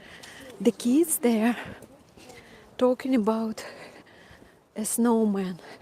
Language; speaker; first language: English; non-native, fluent; Russian